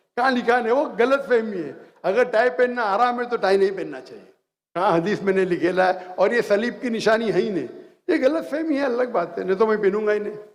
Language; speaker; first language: Hindi; non-native, local second language; Konkani